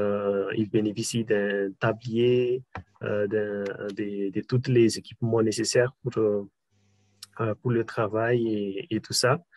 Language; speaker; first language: French; non-native, local second language; Malagasy